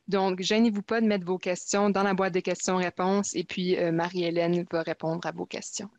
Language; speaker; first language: French; native; French